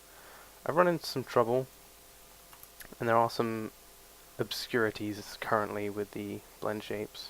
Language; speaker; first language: English; native; English